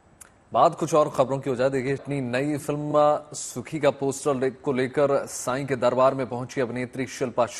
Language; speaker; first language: Hindi; native; Hindi